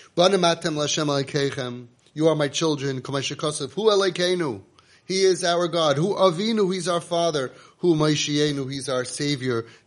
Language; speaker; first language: English; native; English